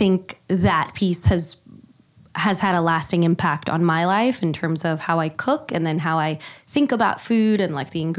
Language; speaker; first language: English; early bilingual, other home language; Kannada